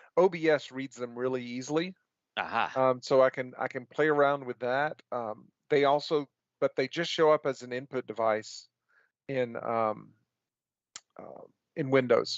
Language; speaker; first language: English; native; English